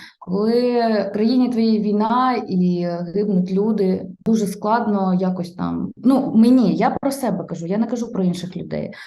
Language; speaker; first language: Ukrainian; non-native, local second language; Russian